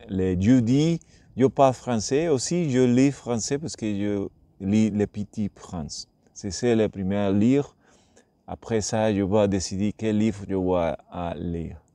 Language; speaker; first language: French; non-native, learner; Spanish